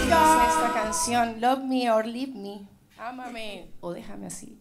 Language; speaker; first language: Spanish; native; Spanish